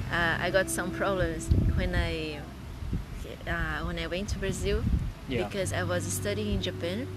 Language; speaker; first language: English; non-native, learner; Portuguese